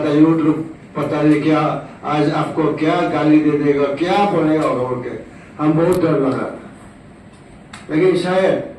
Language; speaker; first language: Hindi; non-native, local second language; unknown